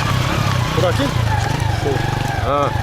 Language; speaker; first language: Spanish; non-native, learner; English